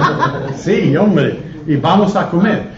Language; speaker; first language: Spanish; non-native, fluent; English